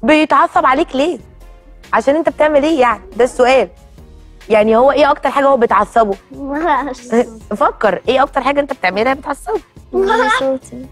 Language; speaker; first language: Arabic; native; Arabic